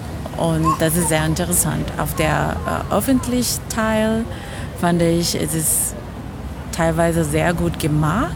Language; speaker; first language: German; non-native, fluent; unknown